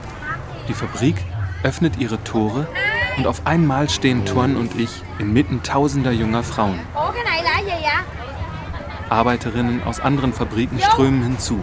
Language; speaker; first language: German; native; German